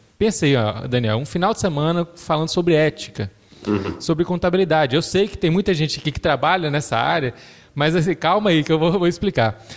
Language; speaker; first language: Portuguese; native; Portuguese